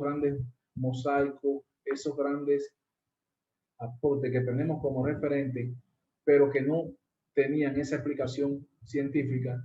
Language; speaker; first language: Spanish; native; Spanish